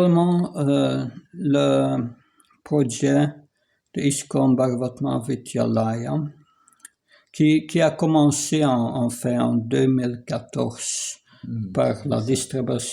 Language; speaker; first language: French; non-native, fluent; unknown